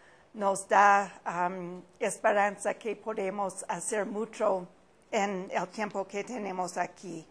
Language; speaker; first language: Spanish; non-native, fluent; English